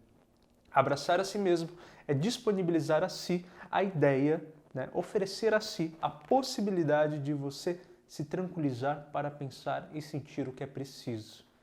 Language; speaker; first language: Portuguese; native; Portuguese